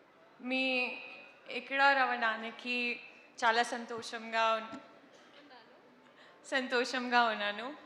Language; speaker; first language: Telugu; non-native, learner; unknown